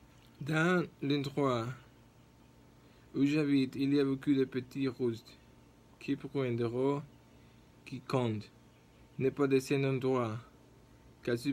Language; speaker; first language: French; non-native, learner; Spanish